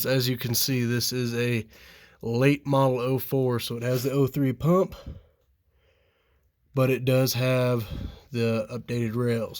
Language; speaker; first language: English; native; English